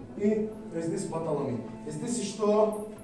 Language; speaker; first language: Russian; non-native, learner; Arabic